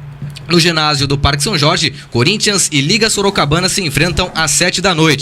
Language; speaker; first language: Portuguese; native; Portuguese